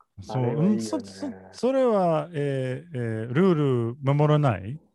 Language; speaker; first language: Japanese; non-native, learner; English